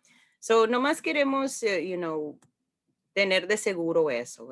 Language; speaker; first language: Spanish; early bilingual, heritage; Spanish